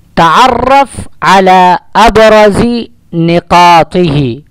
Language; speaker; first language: Arabic; non-native, fluent; Urdu